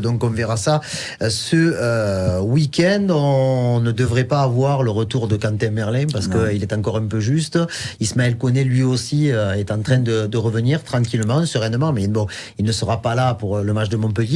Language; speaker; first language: French; native; French